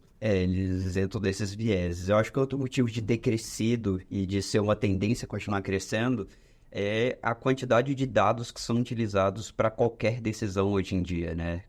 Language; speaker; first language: Portuguese; native; Portuguese